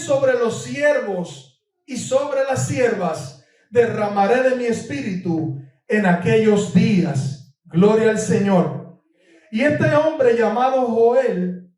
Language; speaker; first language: Spanish; native; Spanish